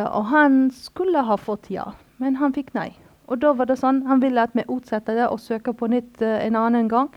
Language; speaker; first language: Norwegian; non-native, fluent; Arabic